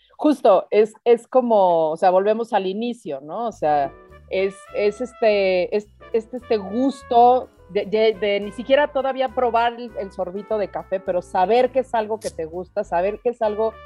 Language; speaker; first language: Spanish; native; Spanish